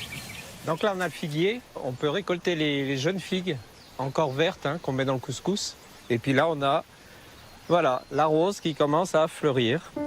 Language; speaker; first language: French; native; French